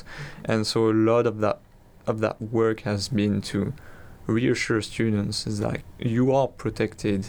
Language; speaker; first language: English; non-native, fluent; French